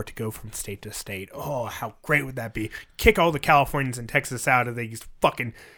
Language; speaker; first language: English; native; English